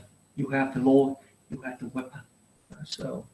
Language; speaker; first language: English; non-native, fluent; Vietnamese